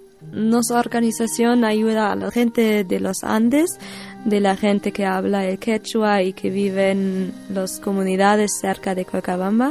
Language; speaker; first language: Spanish; non-native, learner; German